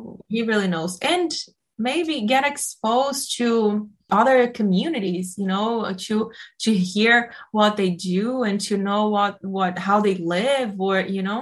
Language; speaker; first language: English; non-native, fluent; Portuguese